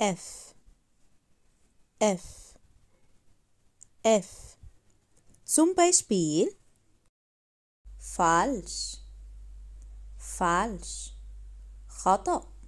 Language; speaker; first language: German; non-native, fluent; Arabic